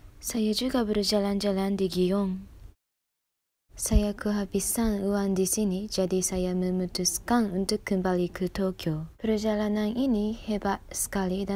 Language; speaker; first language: Indonesian; non-native, learner; Japanese